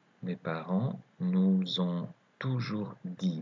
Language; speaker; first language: French; native; French